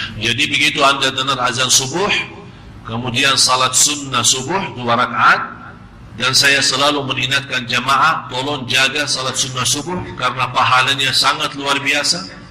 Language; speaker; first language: Malay; non-native, fluent; Arabic